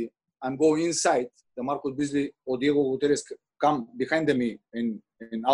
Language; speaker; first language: English; non-native, learner; Bulgarian